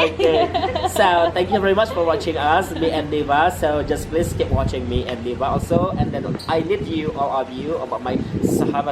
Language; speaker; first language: English; non-native, fluent; Indonesian